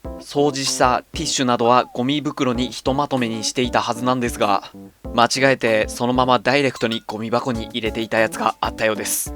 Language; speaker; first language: Japanese; native; Japanese